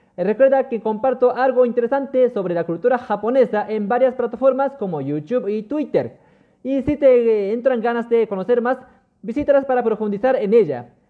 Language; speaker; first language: Spanish; non-native, fluent; Japanese